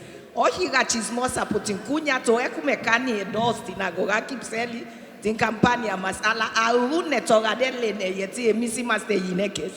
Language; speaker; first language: Greek; non-native, learner; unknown